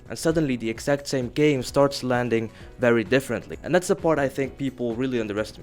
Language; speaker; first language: English; non-native, fluent; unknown